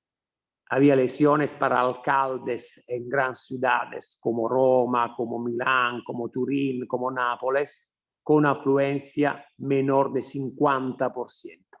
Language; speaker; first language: Spanish; non-native, fluent; Italian